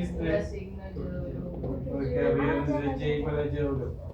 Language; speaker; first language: Spanish; native; Spanish